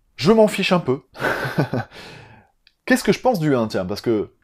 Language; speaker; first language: French; native; French